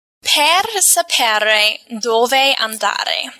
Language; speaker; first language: Italian; non-native, fluent; English